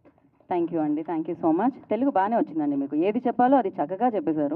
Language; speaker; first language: Telugu; native; Telugu